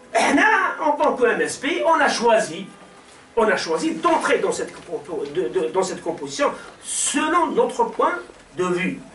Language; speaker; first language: French; non-native, local second language; Arabic